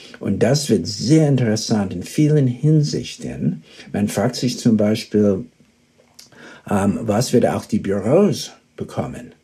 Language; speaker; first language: German; early bilingual, heritage; German